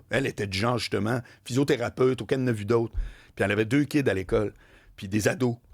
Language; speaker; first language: French; native; French